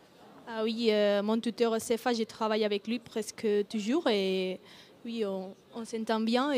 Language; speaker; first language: French; non-native, learner; Spanish